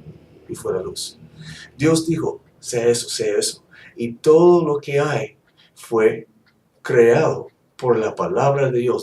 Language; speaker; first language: Spanish; non-native, fluent; English